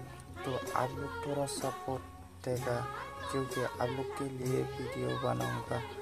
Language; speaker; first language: Hindi; non-native, local second language; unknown